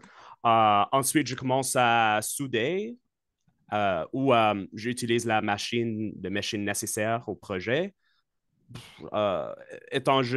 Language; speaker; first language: French; non-native, local second language; English